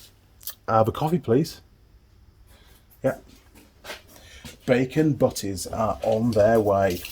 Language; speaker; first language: English; native; English